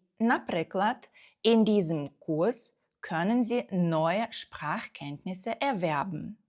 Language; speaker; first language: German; non-native, fluent; Ukrainian